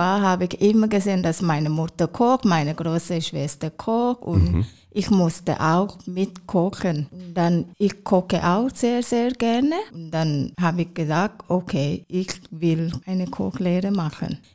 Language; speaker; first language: German; non-native, learner; Thai